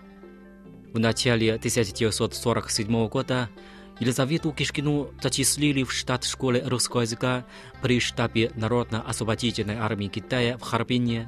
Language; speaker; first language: Russian; non-native, fluent; Chinese